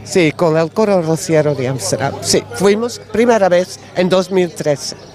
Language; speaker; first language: Spanish; non-native, learner; Dutch